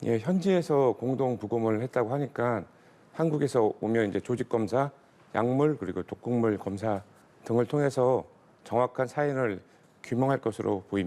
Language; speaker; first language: Korean; native; Korean